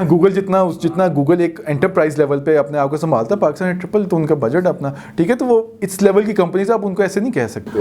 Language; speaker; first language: Urdu; non-native, local second language; Punjabi